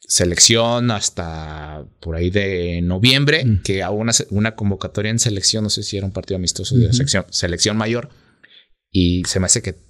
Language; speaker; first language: Spanish; native; Spanish